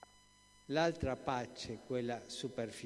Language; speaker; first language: Italian; early bilingual, heritage; Spanish